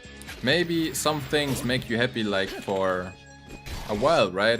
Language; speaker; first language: English; non-native, fluent; German